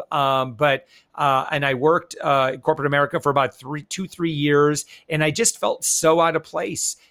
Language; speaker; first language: English; native; English